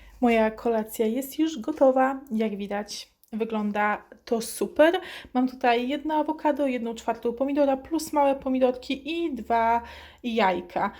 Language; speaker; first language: Polish; native; Polish